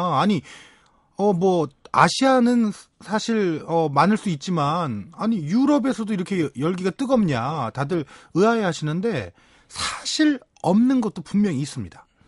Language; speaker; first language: Korean; native; Korean